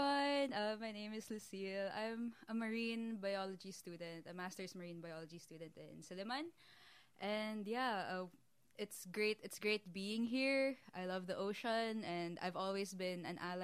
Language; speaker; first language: English; non-native, local second language; Filipino